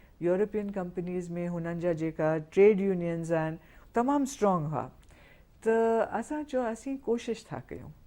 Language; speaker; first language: Sindhi; early bilingual, heritage; Sindhi